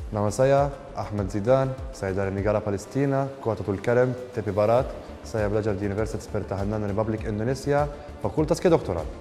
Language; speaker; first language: Indonesian; non-native, learner; Arabic